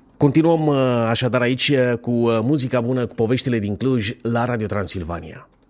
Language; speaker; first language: Romanian; native; Romanian